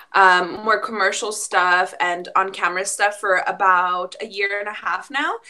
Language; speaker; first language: English; early bilingual, other home language; Spanish